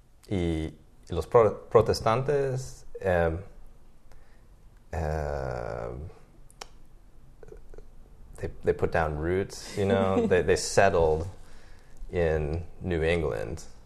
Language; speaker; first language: English; native; English